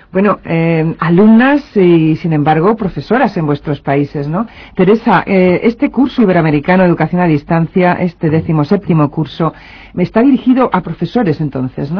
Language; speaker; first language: Spanish; native; Spanish